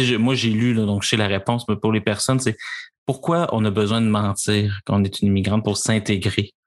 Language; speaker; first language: French; native; French